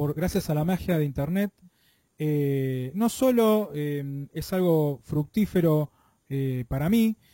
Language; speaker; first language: Spanish; native; Spanish